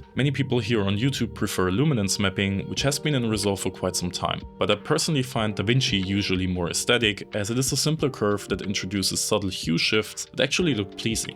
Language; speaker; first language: English; non-native, fluent; German